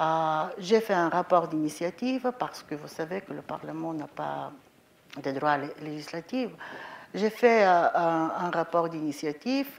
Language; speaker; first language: French; non-native, fluent; Bulgarian